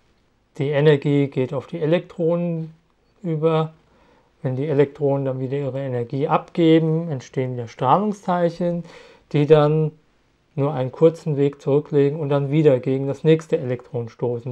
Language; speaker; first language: German; native; German